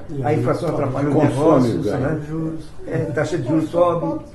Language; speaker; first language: Portuguese; native; Portuguese